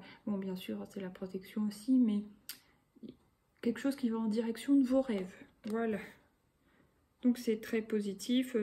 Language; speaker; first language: French; native; French